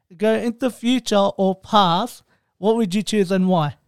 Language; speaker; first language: English; early bilingual, other home language; Arabic